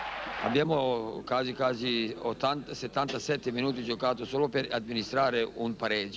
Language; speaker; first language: Italian; non-native, fluent; Serbian